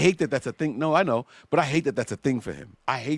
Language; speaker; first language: English; native; English